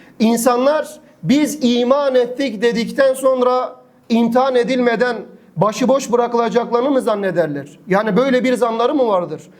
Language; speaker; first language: Turkish; native; Turkish